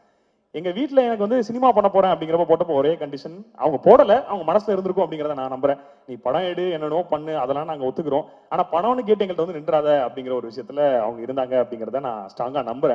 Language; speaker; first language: Tamil; native; Tamil